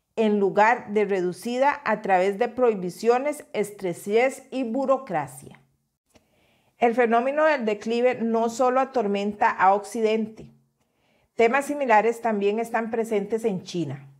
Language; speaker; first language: Spanish; native; Spanish